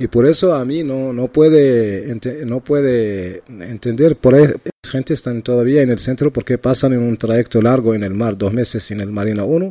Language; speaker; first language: Spanish; non-native, learner; Arabic